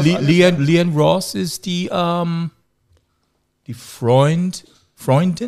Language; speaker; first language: German; non-native, learner; English